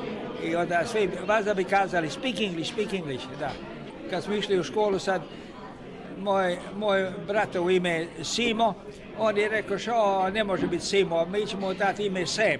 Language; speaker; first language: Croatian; early bilingual, heritage; Serbian